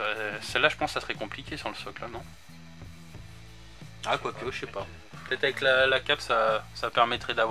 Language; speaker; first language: French; native; French